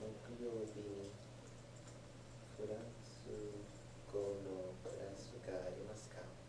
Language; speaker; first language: Japanese; non-native, learner; English